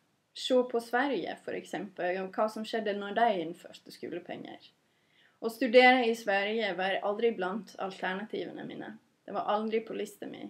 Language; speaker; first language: Norwegian; non-native, fluent; English